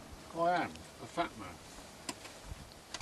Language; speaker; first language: English; native; English